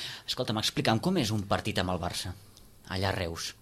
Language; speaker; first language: Catalan; native; Catalan